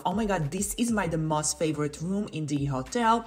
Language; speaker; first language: English; non-native, fluent; Hebrew